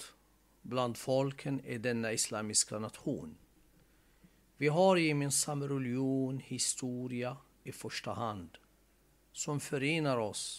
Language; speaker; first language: Swedish; non-native, fluent; Arabic